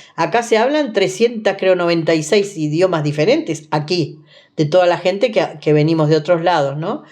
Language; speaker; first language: Spanish; native; Spanish